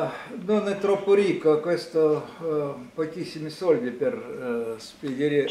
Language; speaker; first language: Italian; non-native, learner; Russian